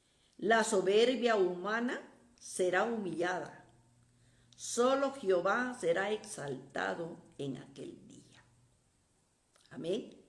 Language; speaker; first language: Spanish; native; Spanish